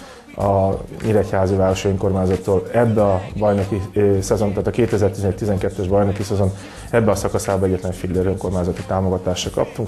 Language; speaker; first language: Hungarian; native; Hungarian